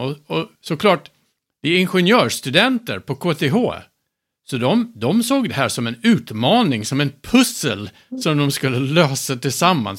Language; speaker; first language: Swedish; non-native, fluent; English